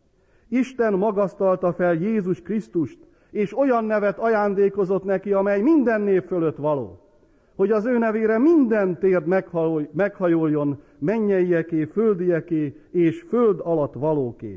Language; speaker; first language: Hungarian; native; Hungarian